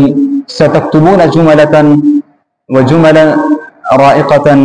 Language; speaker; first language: Arabic; non-native, fluent; Urdu